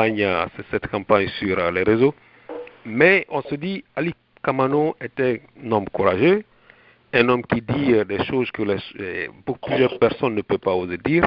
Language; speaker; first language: French; non-native, local second language; Susu